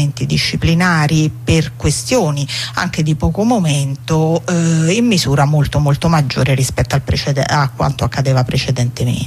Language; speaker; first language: Italian; native; Italian